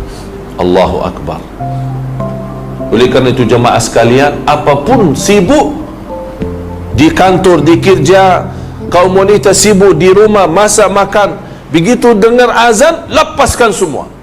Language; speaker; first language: Indonesian; non-native, fluent; Arabic